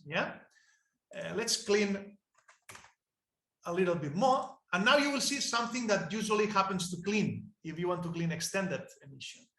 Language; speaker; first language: English; non-native, fluent; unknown